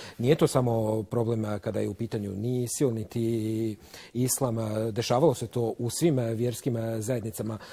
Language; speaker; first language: Croatian; native; Croatian